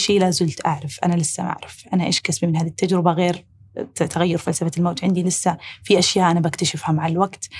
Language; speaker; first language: Arabic; native; Arabic